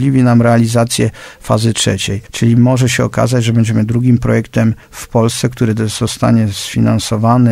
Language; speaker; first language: Polish; native; Polish